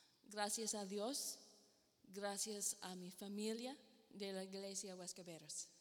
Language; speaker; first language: Spanish; non-native, learner; English